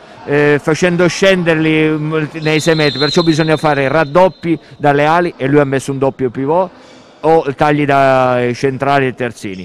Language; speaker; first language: Italian; native; Italian